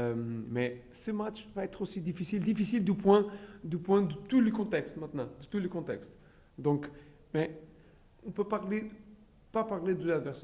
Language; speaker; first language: French; non-native, fluent; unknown